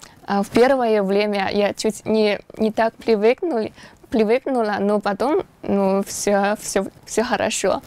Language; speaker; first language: Russian; non-native, learner; Chinese